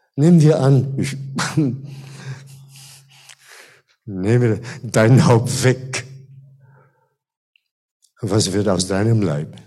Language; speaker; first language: German; non-native, fluent; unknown